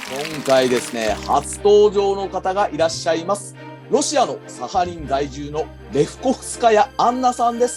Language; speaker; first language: Japanese; native; Japanese